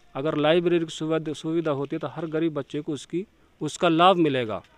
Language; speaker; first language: Hindi; native; Hindi